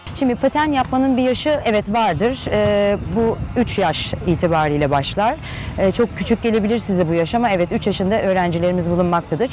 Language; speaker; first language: Turkish; native; Turkish